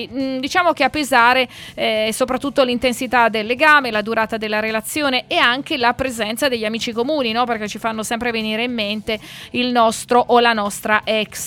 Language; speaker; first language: Italian; native; Italian